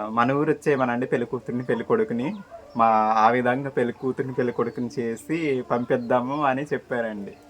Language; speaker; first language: Telugu; non-native, local second language; Koya